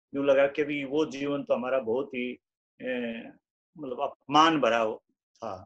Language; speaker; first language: Hindi; native; Hindi